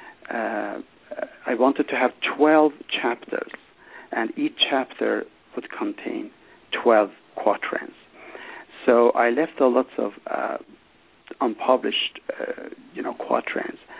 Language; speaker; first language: English; non-native, fluent; Persian